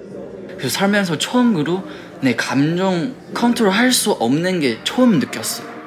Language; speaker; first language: Korean; non-native, fluent; Chinese